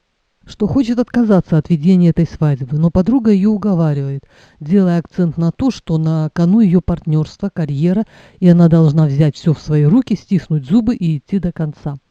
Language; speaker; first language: Russian; native; Russian